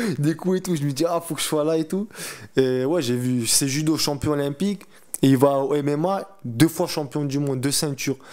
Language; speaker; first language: French; early bilingual, other home language; Chechen